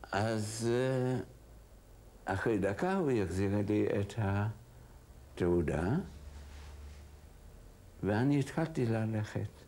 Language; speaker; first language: Hebrew; non-native, fluent; Hungarian